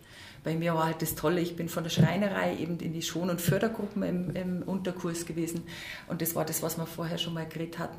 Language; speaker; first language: German; native; German